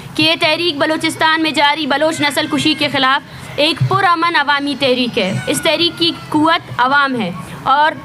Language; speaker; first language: Urdu; non-native, local second language; Baluchi